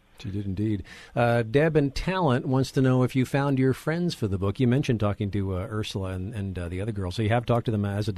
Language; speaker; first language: English; native; English